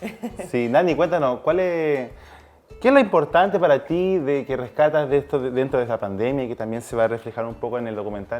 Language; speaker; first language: Spanish; native; Spanish